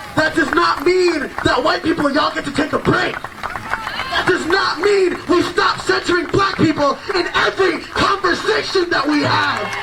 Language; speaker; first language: English; early bilingual, other home language; Yoruba